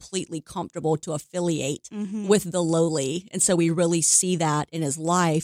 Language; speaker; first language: English; native; English